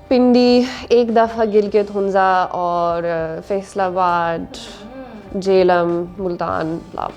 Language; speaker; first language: Hindi; non-native, learner; English